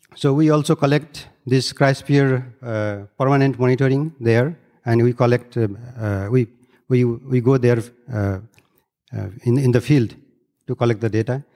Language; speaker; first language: English; non-native, local second language; Nepali